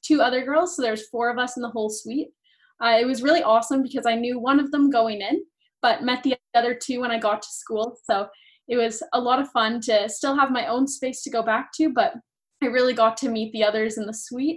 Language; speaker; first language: English; native; English